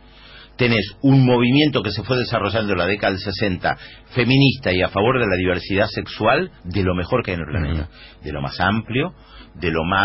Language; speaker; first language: Spanish; native; Spanish